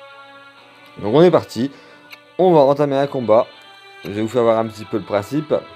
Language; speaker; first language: French; native; French